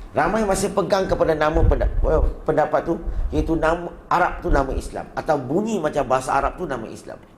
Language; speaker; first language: Malay; non-native, local second language; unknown